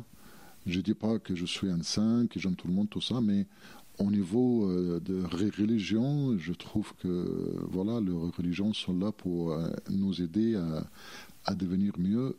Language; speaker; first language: French; non-native, fluent; Arabic